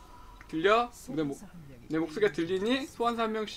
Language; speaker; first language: Korean; native; Korean